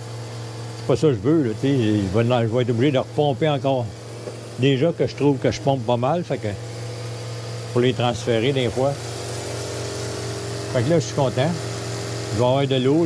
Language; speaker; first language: French; native; French